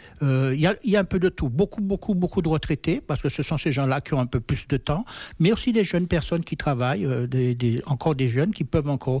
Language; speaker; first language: French; native; French